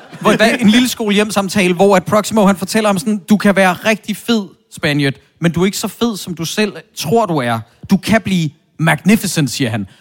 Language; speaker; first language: Danish; native; Danish